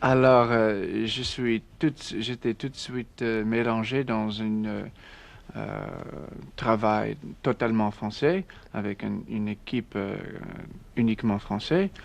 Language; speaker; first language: French; non-native, learner; English